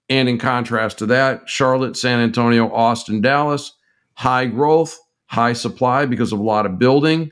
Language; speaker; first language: English; native; English